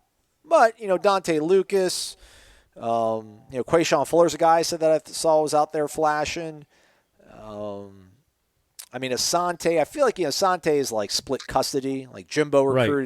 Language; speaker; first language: English; native; English